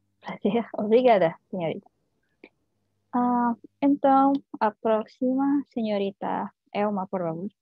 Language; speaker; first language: Portuguese; non-native, fluent; Indonesian